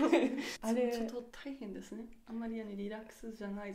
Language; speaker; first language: Japanese; non-native, learner; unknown